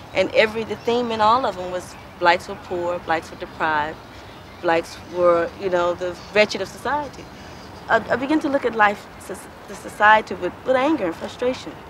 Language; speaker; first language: English; native; English